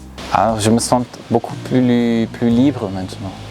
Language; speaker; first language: French; non-native, fluent; German